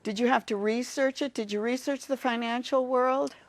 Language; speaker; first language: English; native; English